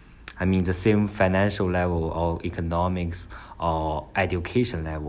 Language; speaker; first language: English; non-native, learner; Chinese